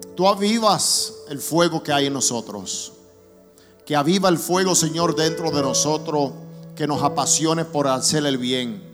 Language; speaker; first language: Spanish; early bilingual, heritage; Spanish